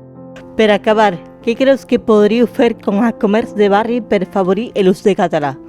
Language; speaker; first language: Catalan; non-native, learner; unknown